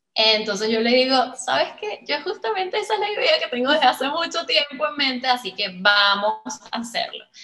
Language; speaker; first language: Spanish; native; Spanish